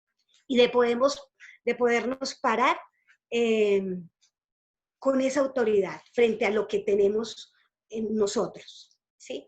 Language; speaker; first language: Spanish; native; Spanish